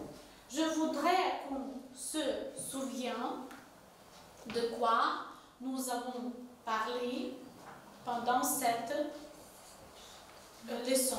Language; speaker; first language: French; non-native, fluent; Ukrainian